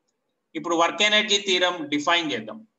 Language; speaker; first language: English; non-native, local second language; Telugu